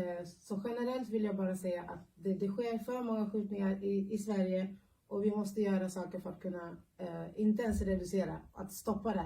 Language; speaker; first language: Swedish; early bilingual, other home language; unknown